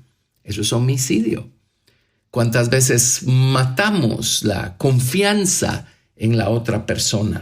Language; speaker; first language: Spanish; native; Spanish